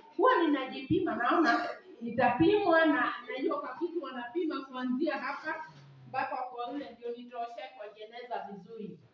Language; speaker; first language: Swahili; non-native, local second language; Kikuyu